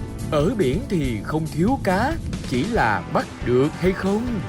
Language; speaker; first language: Vietnamese; native; Vietnamese